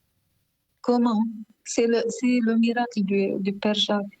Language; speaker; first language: French; non-native, local second language; Arabic